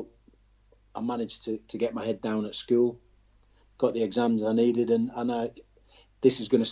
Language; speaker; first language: English; native; English